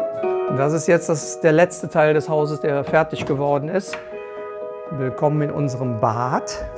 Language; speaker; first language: German; native; German